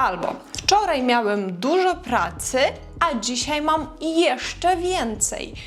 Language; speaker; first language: Polish; non-native, fluent; Ukrainian